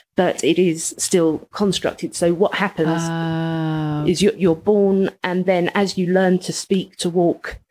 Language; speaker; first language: English; native; English